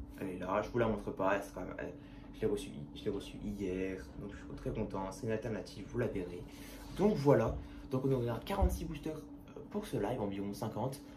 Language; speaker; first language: French; native; French